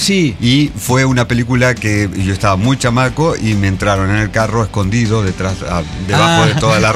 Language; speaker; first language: Spanish; native; Spanish